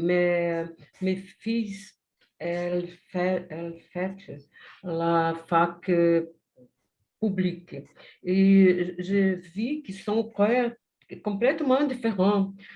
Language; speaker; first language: French; non-native, learner; Portuguese